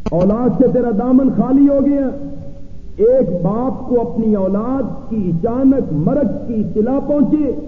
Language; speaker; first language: Urdu; native; Urdu